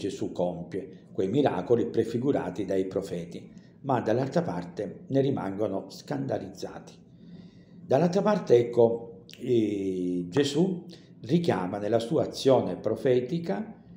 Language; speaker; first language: Italian; native; Italian